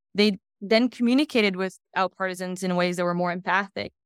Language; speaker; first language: English; non-native, fluent; Portuguese